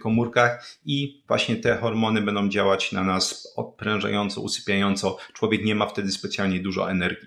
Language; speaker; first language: Polish; native; Polish